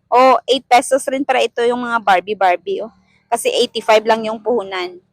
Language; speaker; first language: Filipino; non-native, local second language; Cebuano